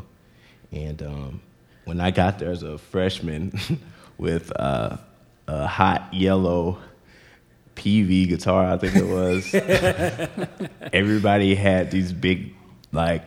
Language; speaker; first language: English; native; English